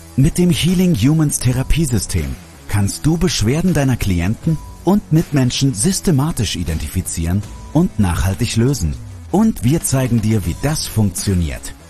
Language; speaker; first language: German; native; German